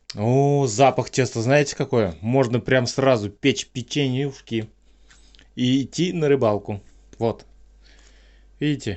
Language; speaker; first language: Russian; native; Russian